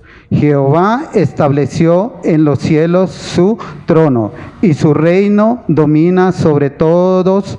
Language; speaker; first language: Spanish; native; Spanish